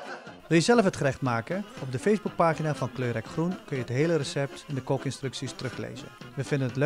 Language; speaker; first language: Dutch; native; Dutch